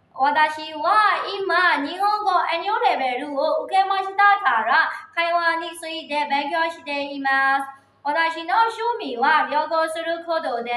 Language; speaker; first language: Japanese; non-native, learner; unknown